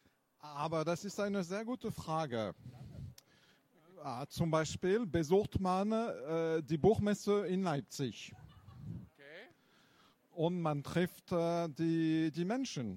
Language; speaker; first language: German; non-native, fluent; French